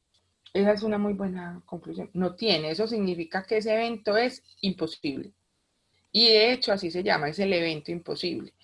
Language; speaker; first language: Spanish; native; Spanish